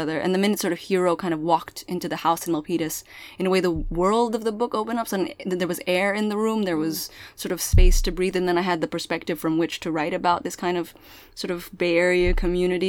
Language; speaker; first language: English; early bilingual, other home language; Pangasinan